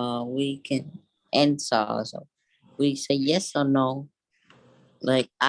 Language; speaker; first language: English; non-native, learner; Vietnamese